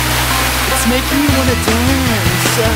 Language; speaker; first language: English; non-native, local second language; Filipino